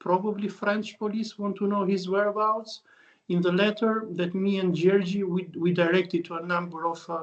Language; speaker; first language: English; non-native, fluent; Albanian